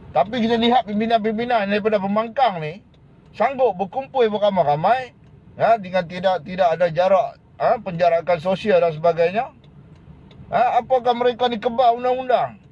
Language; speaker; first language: Malay; native; Malay